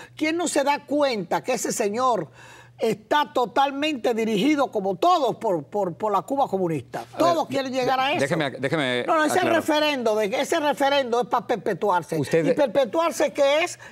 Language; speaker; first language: Spanish; native; Spanish